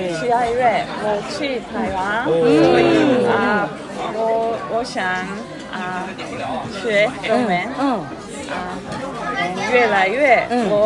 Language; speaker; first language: Chinese; non-native, learner; Japanese